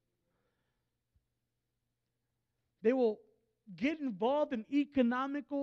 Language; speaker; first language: English; native; English